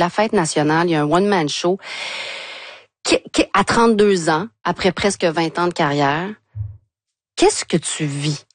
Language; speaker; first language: French; native; French